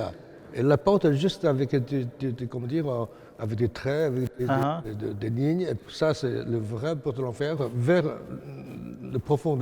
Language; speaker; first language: French; non-native, fluent; Chinese